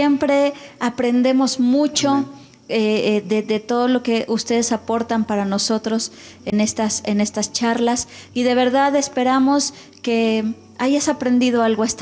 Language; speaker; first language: Spanish; native; Spanish